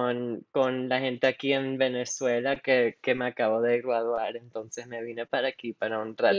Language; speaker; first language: Spanish; non-native, local second language; English